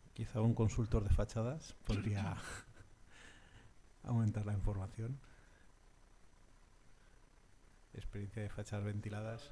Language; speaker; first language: Spanish; native; Spanish